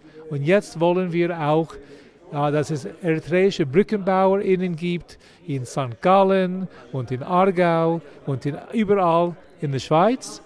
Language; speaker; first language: German; non-native, fluent; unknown